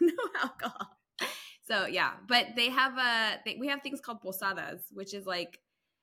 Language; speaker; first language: English; native; English